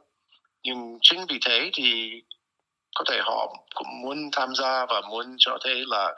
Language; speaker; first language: Vietnamese; non-native, fluent; English